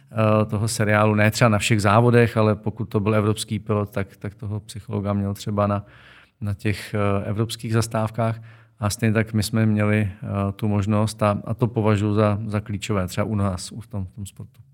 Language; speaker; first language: Czech; native; Czech